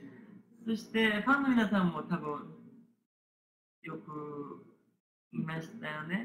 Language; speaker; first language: Japanese; non-native, learner; Korean